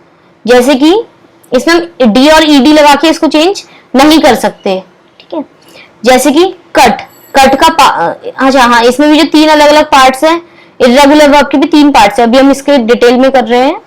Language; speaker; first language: Hindi; native; Hindi